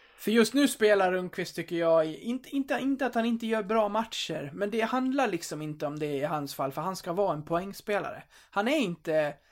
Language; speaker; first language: Swedish; native; Swedish